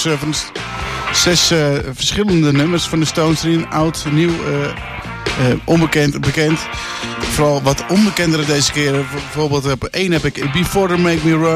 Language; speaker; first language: Dutch; native; Dutch